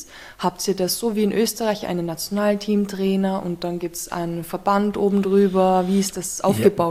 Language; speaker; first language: German; native; German